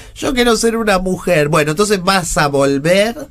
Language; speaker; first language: Spanish; native; Spanish